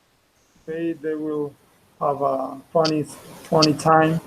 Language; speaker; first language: English; non-native, fluent; Spanish